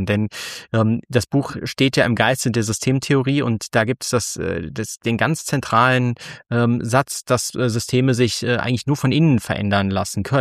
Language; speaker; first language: German; native; German